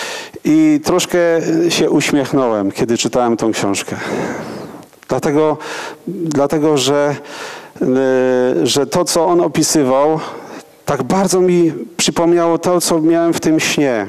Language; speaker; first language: Polish; native; Polish